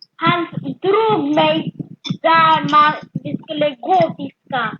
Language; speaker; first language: Swedish; early bilingual, other home language; French